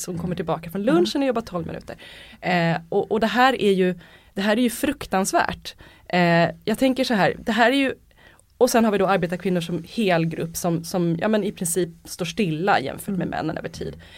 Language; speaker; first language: Swedish; native; Swedish